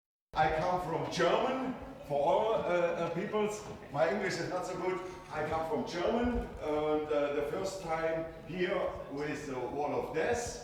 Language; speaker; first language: English; non-native, learner; German